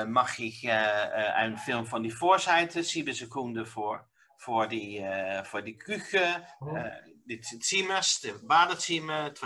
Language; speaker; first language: German; non-native, learner; Dutch